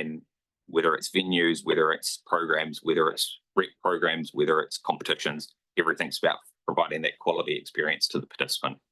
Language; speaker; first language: English; native; English